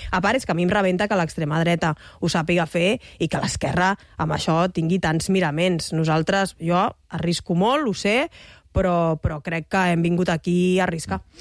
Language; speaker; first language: Catalan; native; Catalan